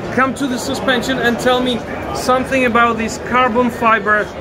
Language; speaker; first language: English; non-native, learner; Czech